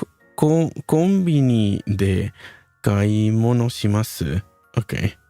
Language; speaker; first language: Japanese; non-native, learner; Spanish